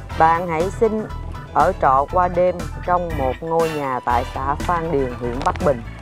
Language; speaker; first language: Vietnamese; native; Vietnamese